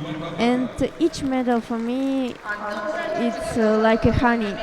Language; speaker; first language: English; non-native, learner; Russian